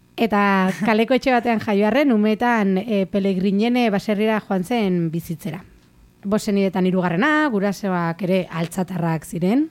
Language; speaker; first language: Basque; native; Basque